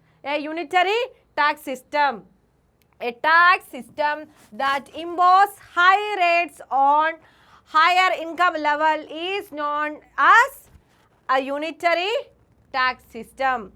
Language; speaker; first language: English; non-native, local second language; Malayalam